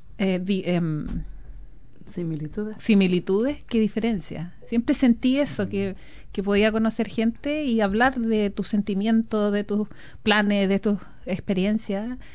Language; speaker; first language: Spanish; native; Spanish